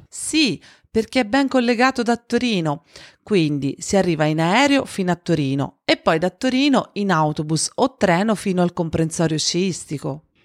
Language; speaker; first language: Italian; native; Italian